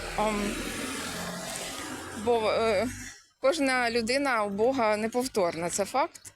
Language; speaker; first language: Ukrainian; native; Ukrainian